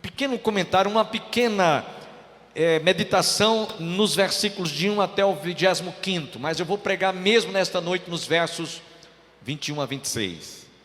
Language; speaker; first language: Portuguese; native; Portuguese